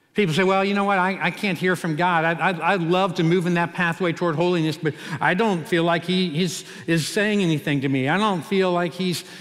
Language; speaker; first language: English; native; English